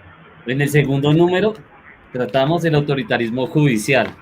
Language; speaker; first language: Spanish; native; Spanish